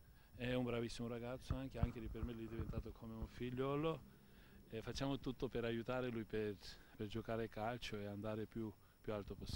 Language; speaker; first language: Italian; non-native, fluent; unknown